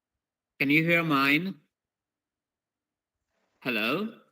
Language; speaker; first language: English; non-native, fluent; Indonesian